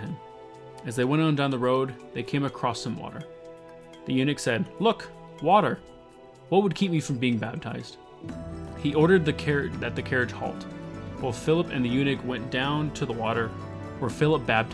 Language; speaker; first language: English; native; English